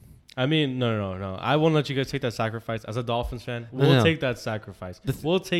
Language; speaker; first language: English; native; English